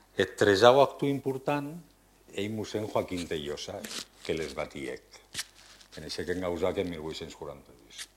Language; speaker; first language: Catalan; non-native, local second language; Occitan